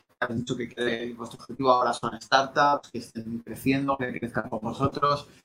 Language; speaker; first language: Spanish; native; Spanish